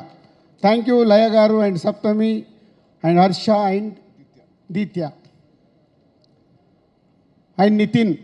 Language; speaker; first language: Telugu; native; Telugu